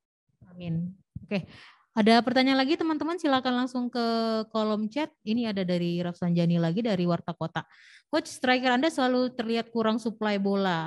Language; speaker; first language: Indonesian; native; Indonesian